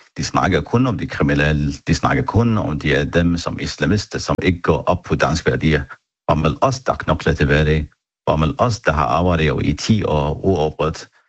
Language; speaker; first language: Danish; non-native, fluent; Arabic